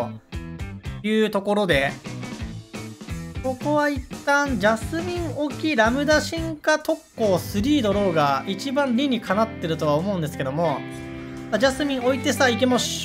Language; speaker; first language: Japanese; native; Japanese